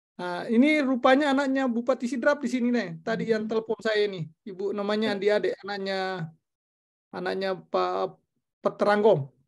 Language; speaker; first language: Indonesian; non-native, local second language; Buginese